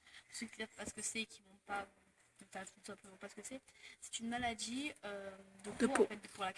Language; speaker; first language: French; native; French